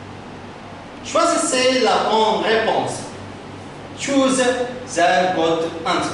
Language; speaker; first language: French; non-native, fluent; Arabic